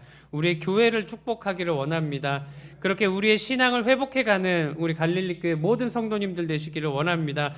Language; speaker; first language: Korean; native; Korean